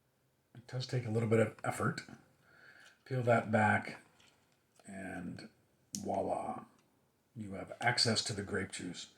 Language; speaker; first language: English; native; English